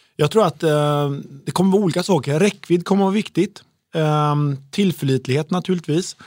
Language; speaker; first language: Swedish; native; Swedish